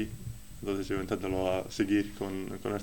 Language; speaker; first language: Spanish; non-native, learner; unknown